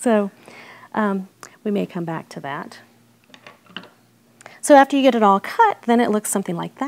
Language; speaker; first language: English; native; English